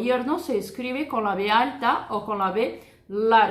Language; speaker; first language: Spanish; non-native, fluent; Portuguese